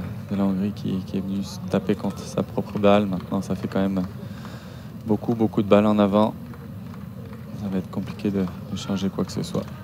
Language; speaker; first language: French; native; French